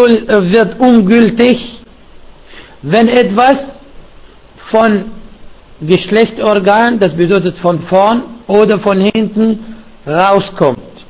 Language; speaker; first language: German; non-native, fluent; Arabic